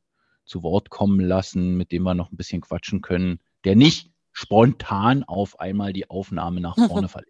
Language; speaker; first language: German; native; German